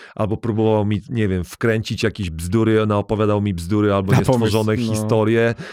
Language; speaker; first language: Polish; native; Polish